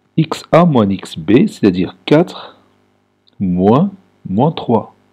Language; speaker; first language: French; non-native, local second language; Arabic